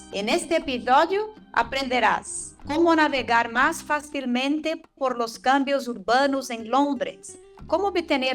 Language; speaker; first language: Spanish; non-native, fluent; Portuguese